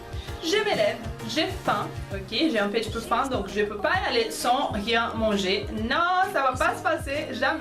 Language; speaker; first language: French; non-native, fluent; Portuguese